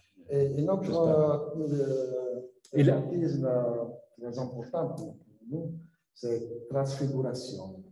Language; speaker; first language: French; non-native, learner; Italian